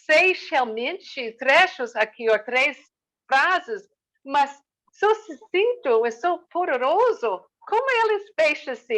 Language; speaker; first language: Portuguese; non-native, learner; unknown